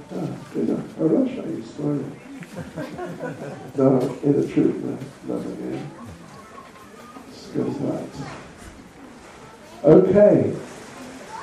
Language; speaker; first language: Russian; non-native, learner; English